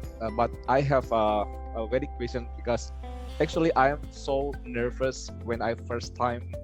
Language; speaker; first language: English; non-native, learner; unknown